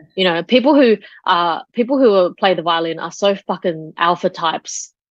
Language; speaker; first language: English; early bilingual, other home language; Chinese